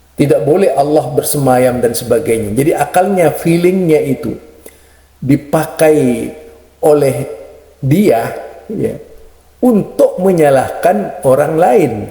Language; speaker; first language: Indonesian; non-native, local second language; Madurese